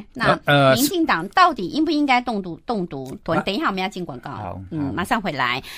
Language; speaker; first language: Chinese; native; Chinese